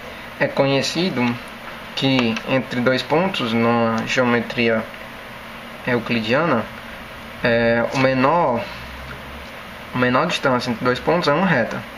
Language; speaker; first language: Portuguese; native; Portuguese